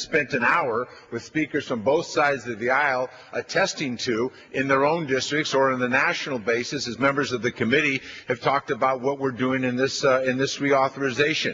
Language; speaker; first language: English; native; English